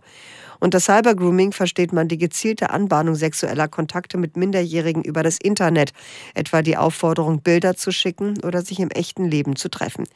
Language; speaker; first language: German; native; German